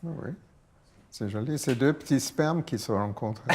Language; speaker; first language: French; non-native, fluent; English